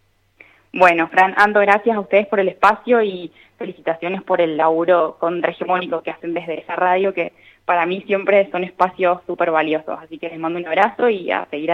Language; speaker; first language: Spanish; native; Spanish